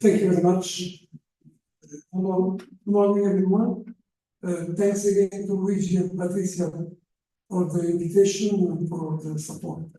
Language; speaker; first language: English; non-native, fluent; Italian